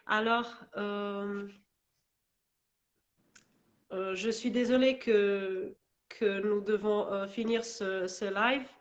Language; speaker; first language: French; non-native, learner; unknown